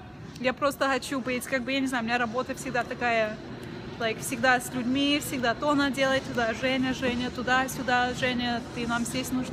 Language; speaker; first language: Russian; early bilingual, heritage; Russian